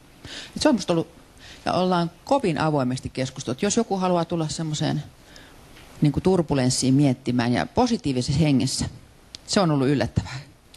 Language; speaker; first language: Finnish; native; Finnish